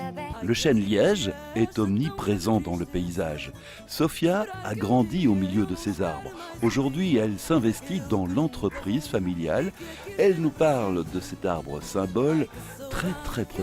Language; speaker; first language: French; native; French